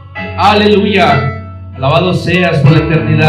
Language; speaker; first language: Spanish; native; Spanish